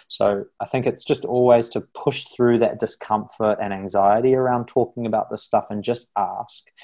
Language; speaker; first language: English; native; English